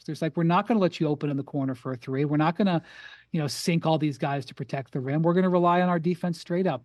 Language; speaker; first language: English; native; English